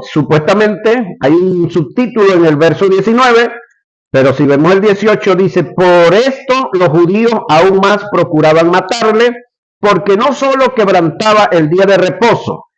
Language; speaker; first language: Spanish; native; Spanish